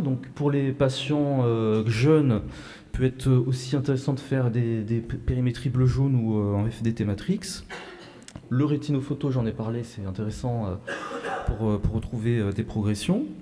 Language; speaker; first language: French; native; French